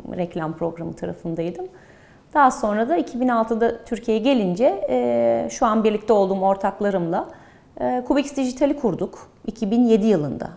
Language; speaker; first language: Turkish; early bilingual, heritage; Turkish